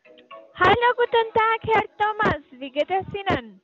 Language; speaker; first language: German; non-native, learner; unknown